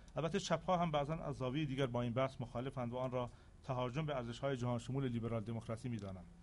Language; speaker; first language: Persian; non-native, local second language; Central Kurdish